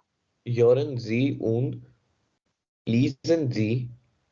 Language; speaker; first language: German; non-native, learner; Hindi